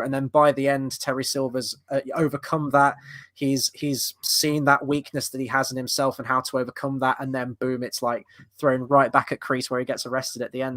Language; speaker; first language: English; native; English